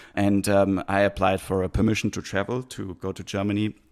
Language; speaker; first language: English; non-native, fluent; German